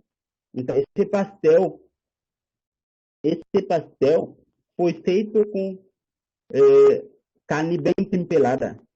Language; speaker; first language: Portuguese; non-native, learner; Haitian Creole